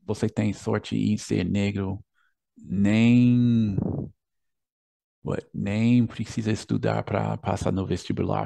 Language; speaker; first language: Portuguese; non-native, fluent; English